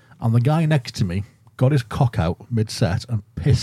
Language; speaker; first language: English; native; English